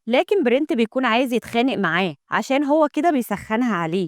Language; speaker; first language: Arabic; native; Arabic